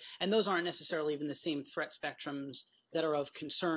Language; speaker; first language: English; native; English